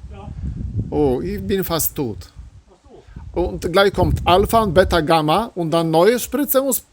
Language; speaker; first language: German; non-native, learner; Polish